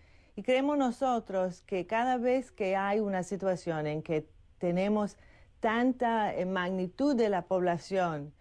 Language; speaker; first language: Spanish; non-native, fluent; English